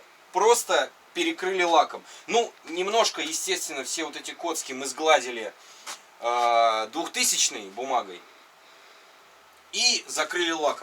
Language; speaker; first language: Russian; native; Russian